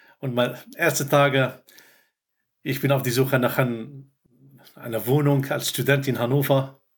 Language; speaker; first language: German; non-native, fluent; Arabic